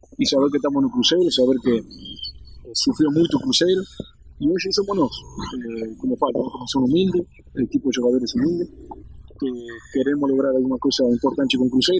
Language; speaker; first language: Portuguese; non-native, learner; Spanish